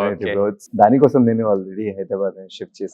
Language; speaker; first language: Telugu; non-native, local second language; Hindi